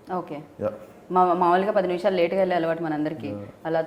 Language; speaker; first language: Telugu; native; Telugu